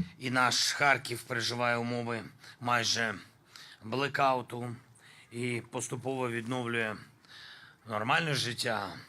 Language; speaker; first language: Ukrainian; non-native, local second language; Russian